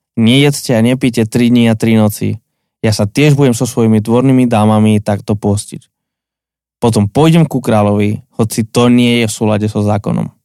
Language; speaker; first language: Slovak; non-native, fluent; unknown